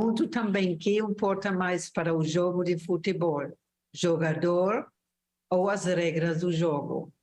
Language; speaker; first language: Portuguese; non-native, fluent; German